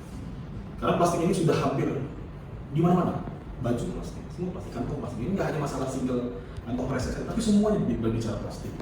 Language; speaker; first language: Indonesian; native; Indonesian